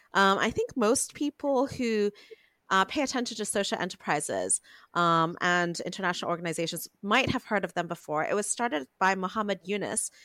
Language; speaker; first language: English; non-native, local second language; Cantonese